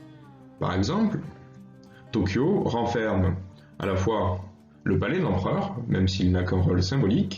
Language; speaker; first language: French; native; French